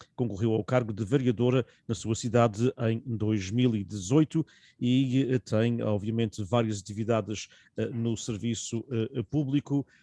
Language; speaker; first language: Portuguese; native; Portuguese